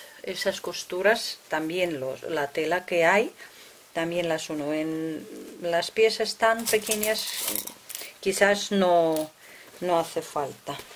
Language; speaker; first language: Spanish; non-native, fluent; Russian